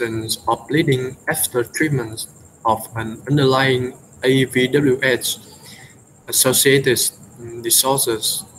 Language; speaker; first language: English; non-native, fluent; Vietnamese